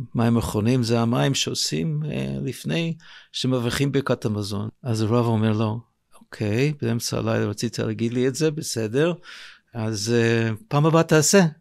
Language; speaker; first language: Hebrew; non-native, fluent; English